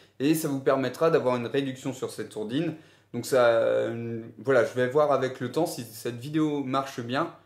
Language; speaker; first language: French; native; French